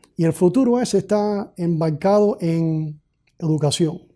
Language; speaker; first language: Spanish; early bilingual, heritage; Spanish